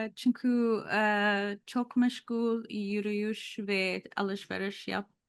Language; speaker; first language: Turkish; non-native, learner; Arabic